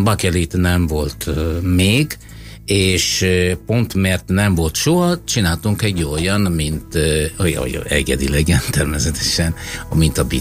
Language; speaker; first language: Hungarian; non-native, fluent; Italian